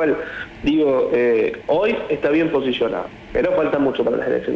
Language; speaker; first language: Spanish; native; Spanish